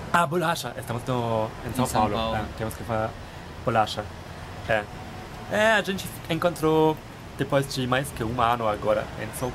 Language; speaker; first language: Portuguese; non-native, fluent; German